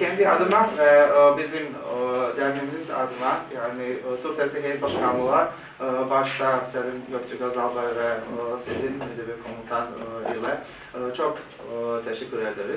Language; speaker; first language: Turkish; non-native, fluent; Bosnian